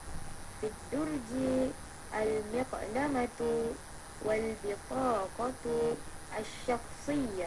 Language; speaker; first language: Arabic; non-native, learner; Malay